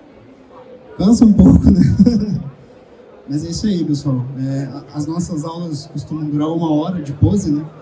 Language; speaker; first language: Portuguese; native; Portuguese